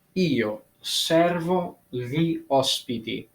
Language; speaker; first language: Italian; non-native, fluent; English